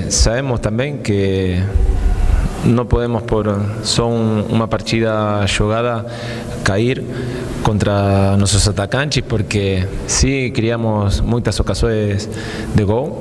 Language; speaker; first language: Portuguese; non-native, fluent; Spanish